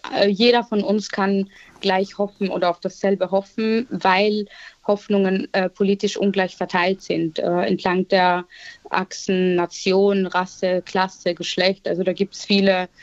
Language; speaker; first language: German; native; German